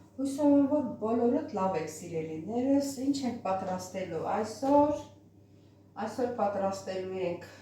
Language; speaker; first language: Armenian; native; Armenian